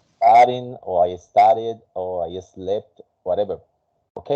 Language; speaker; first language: English; non-native, fluent; Spanish